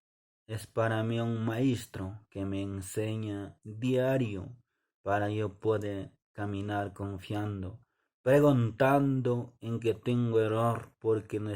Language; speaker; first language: Spanish; non-native, local second language; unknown